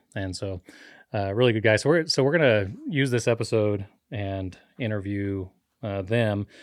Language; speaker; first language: English; non-native, fluent; Spanish